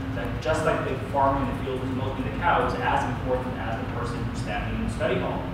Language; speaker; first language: English; native; English